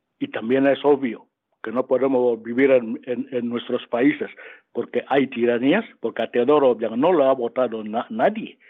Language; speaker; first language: Spanish; non-native, local second language; Fang